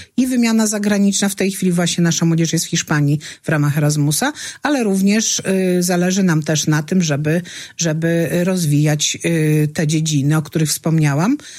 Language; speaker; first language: Polish; native; Polish